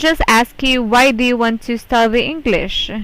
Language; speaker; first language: English; non-native, local second language; Filipino